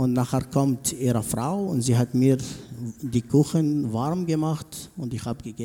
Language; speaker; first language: German; non-native, learner; Arabic